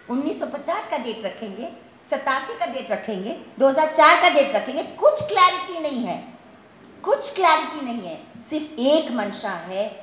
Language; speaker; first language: Hindi; non-native, local second language; Gujarati